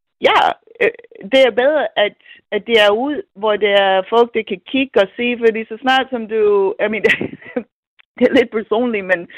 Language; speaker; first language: Danish; non-native, fluent; English